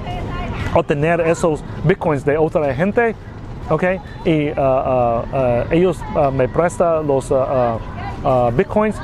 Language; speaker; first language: Spanish; non-native, learner; Vietnamese